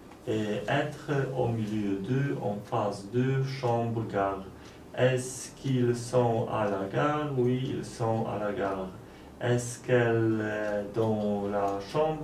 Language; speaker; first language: French; non-native, learner; Polish